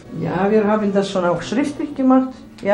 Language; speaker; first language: German; non-native, learner; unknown